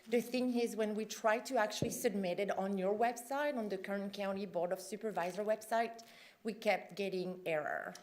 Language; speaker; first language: English; non-native, fluent; French